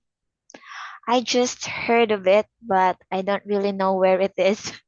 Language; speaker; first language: English; non-native, fluent; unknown